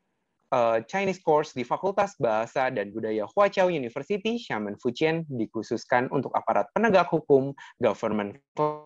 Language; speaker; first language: Indonesian; native; Indonesian